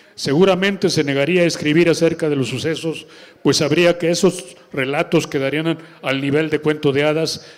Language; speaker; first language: Spanish; native; Spanish